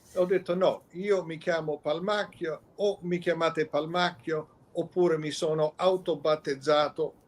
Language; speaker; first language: Italian; early bilingual, other home language; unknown